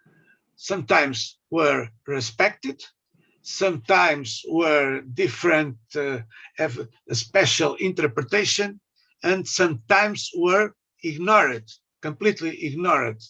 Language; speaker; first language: English; non-native, learner; Portuguese